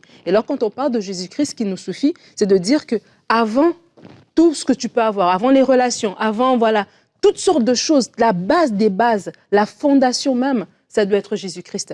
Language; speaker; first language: French; native; French